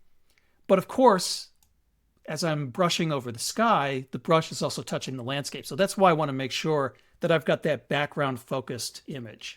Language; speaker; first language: English; native; English